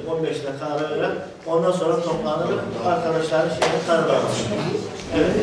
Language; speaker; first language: Turkish; native; Turkish